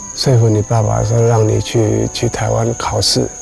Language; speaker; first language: Chinese; non-native, local second language; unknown